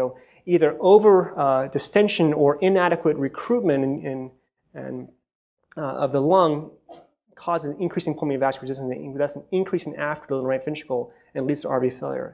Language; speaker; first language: English; native; English